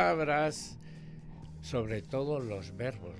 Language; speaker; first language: Spanish; native; Spanish